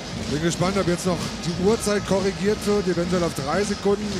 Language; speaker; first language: German; native; German